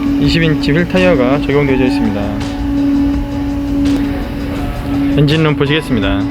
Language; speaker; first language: Korean; native; Korean